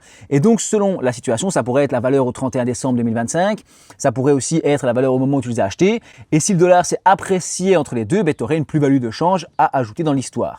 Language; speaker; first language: French; native; French